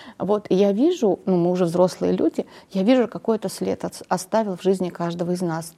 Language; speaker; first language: Russian; non-native, local second language; Armenian